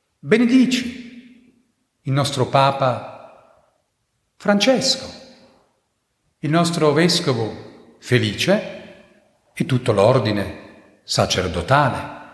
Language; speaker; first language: Italian; non-native, fluent; German